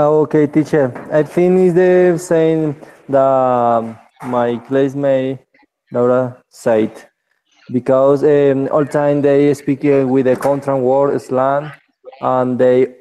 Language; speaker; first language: English; non-native, learner; Spanish